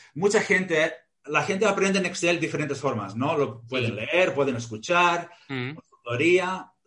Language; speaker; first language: Spanish; non-native, fluent; English